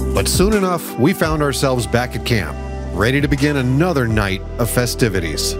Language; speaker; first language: English; native; English